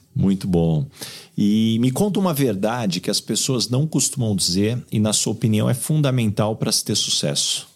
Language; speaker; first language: Portuguese; native; Portuguese